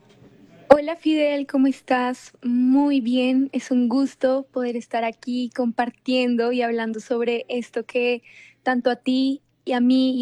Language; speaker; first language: Spanish; native; Spanish